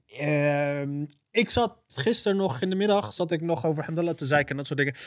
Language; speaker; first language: Dutch; early bilingual, other home language; Arabic